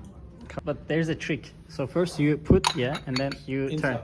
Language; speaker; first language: English; non-native, fluent; Turkish